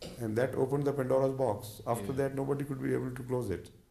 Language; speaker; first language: English; non-native, local second language; Punjabi